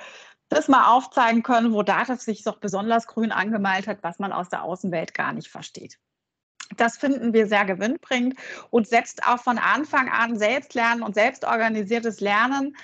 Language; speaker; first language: German; native; German